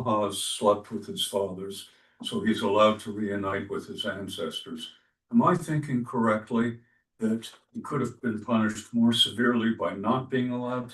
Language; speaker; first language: English; native; English